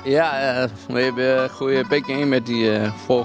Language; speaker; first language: Dutch; non-native, learner; Cantonese